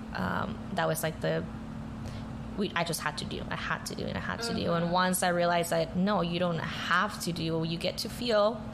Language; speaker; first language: English; early bilingual, other home language; Spanish